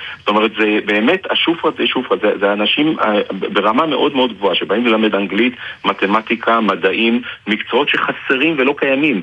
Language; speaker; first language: Hebrew; native; Hebrew